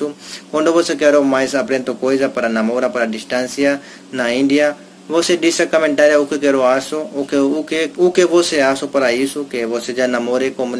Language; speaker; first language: Portuguese; non-native, learner; Hindi